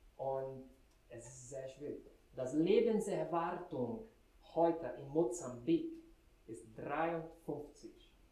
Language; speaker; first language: German; non-native, fluent; Portuguese